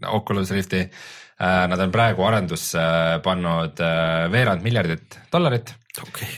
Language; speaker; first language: Estonian; native; Estonian